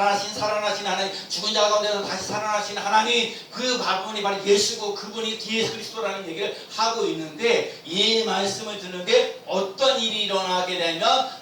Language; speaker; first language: Korean; native; Korean